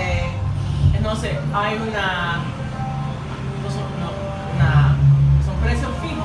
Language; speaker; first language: Spanish; non-native, learner; English